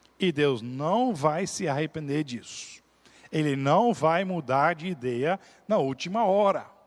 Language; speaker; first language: Portuguese; non-native, fluent; Dutch